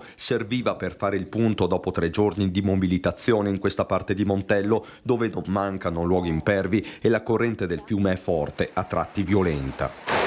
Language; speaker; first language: Italian; native; Italian